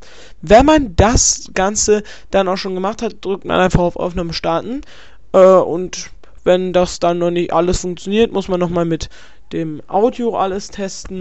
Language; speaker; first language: German; native; German